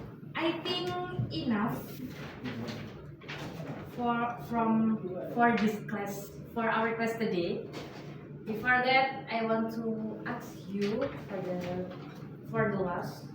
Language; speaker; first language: English; non-native, learner; Indonesian